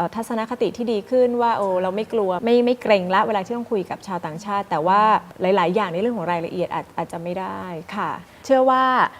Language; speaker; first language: Thai; native; Thai